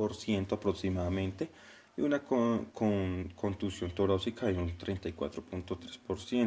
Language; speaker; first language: Spanish; native; Spanish